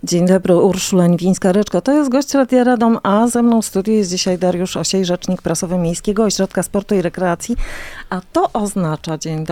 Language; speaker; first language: Polish; native; Polish